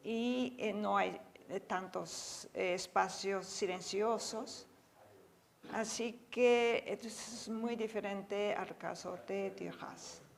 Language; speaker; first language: Spanish; non-native, fluent; Japanese